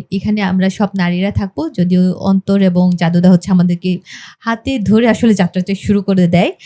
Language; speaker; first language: Bangla; non-native, local second language; Garo